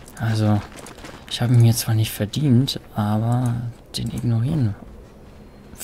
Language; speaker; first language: German; native; German